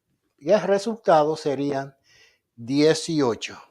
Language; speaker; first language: Spanish; native; Spanish